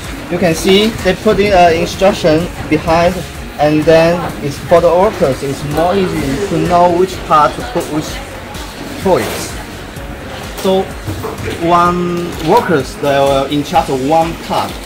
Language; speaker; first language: English; non-native, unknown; Chinese